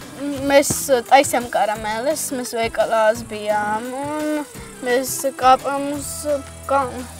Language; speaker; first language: Latvian; early bilingual, heritage; Latvian